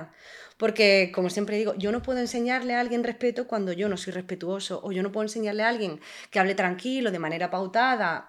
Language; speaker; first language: Spanish; native; Spanish